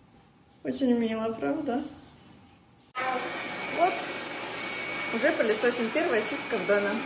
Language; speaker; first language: Russian; native; Russian